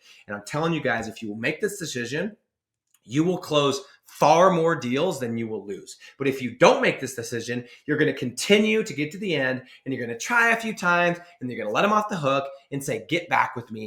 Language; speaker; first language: English; native; English